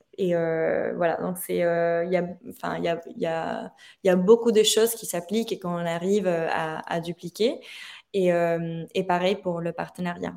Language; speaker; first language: French; non-native, fluent; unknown